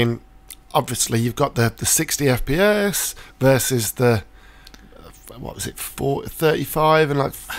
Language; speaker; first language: English; native; English